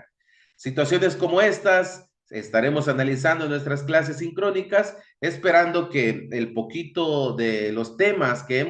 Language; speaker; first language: Spanish; native; Spanish